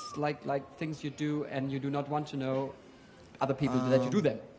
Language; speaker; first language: English; non-native, fluent; German